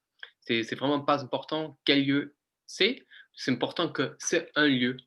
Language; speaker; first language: French; non-native, fluent; English